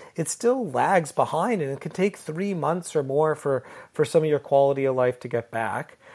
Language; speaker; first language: English; native; English